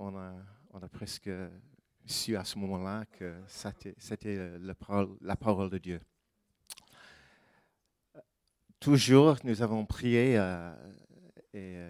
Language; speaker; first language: French; non-native, fluent; English